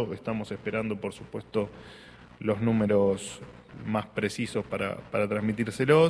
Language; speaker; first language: Spanish; native; Spanish